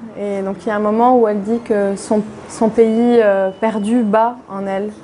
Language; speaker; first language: French; non-native, local second language; Arabic